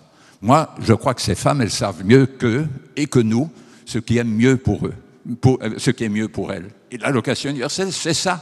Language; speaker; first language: French; native; French